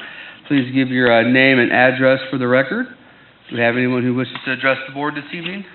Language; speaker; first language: English; native; English